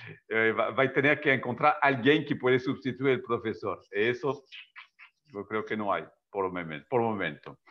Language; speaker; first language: Spanish; non-native, fluent; French